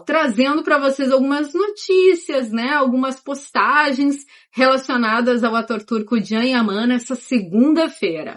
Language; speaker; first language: Portuguese; native; Portuguese